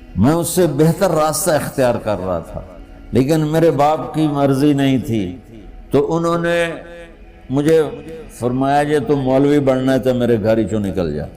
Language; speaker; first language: Urdu; non-native, local second language; Punjabi